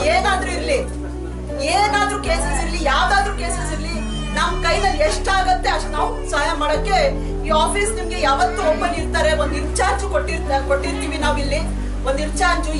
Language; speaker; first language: Kannada; non-native, local second language; Urdu